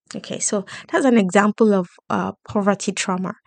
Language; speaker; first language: English; non-native, local second language; Yoruba